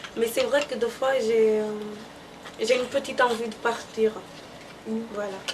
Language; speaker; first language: French; non-native, learner; Portuguese